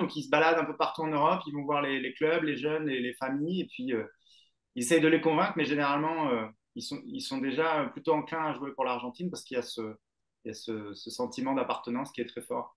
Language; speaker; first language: French; native; French